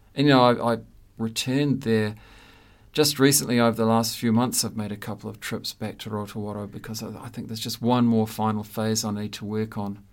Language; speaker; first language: English; native; English